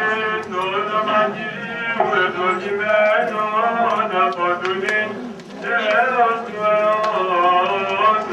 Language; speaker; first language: Greek; native; Greek